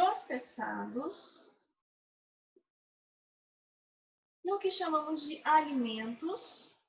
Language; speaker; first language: Portuguese; native; Portuguese